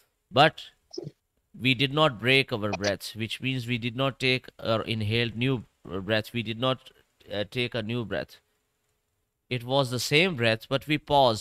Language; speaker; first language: English; non-native, local second language; Urdu